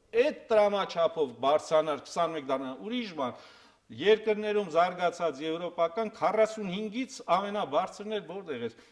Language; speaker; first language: Armenian; native; Armenian